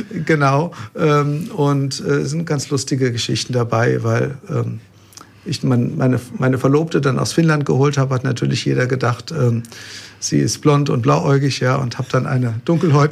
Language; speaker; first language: German; native; German